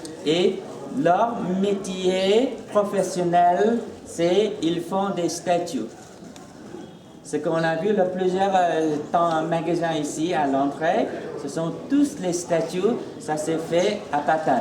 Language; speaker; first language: French; non-native, fluent; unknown